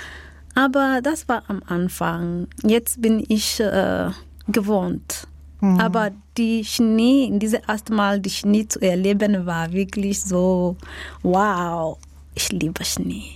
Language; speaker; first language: German; non-native, learner; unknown